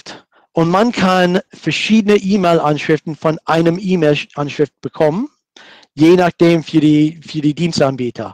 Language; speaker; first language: German; non-native, fluent; English